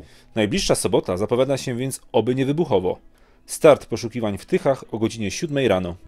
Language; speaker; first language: Polish; native; Polish